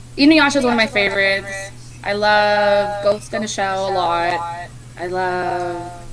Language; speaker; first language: English; non-native, fluent; Spanish